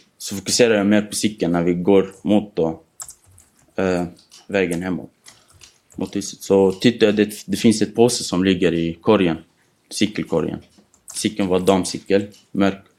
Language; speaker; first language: Swedish; non-native, fluent; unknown